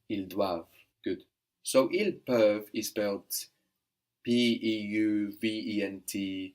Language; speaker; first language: French; non-native, fluent; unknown